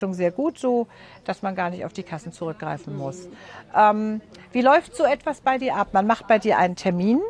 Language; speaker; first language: German; native; German